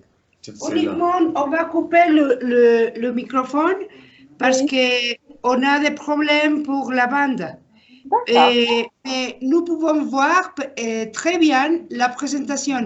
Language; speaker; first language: French; non-native, learner; Spanish